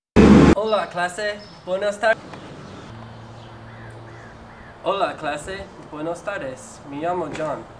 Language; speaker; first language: Spanish; non-native, learner; English